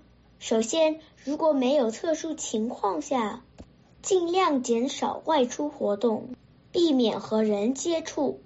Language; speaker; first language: Chinese; early bilingual, heritage; Chinese